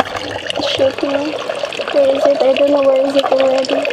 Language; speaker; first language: English; non-native, learner; Cebuano